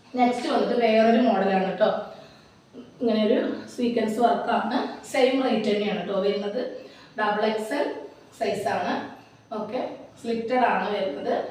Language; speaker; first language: Malayalam; native; Malayalam